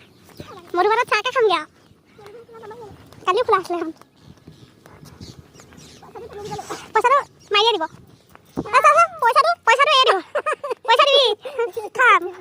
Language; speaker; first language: Hindi; non-native, local second language; Assamese